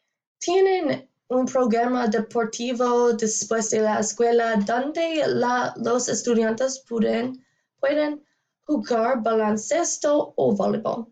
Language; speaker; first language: Spanish; non-native, learner; English